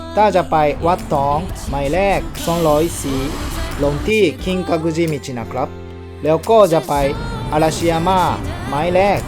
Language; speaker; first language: Thai; non-native, fluent; Japanese